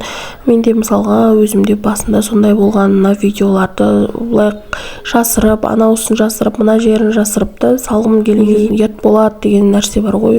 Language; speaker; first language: Kazakh; native; Kazakh